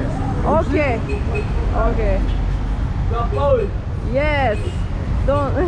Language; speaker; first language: English; non-native, learner; Turkish